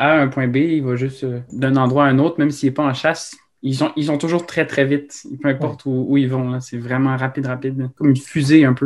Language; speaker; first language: French; native; French